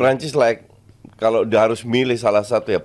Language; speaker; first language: Indonesian; native; Indonesian